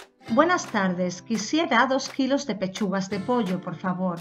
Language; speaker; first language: Spanish; native; Spanish